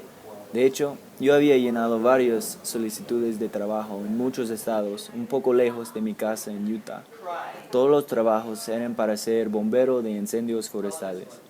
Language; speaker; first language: Spanish; non-native, fluent; English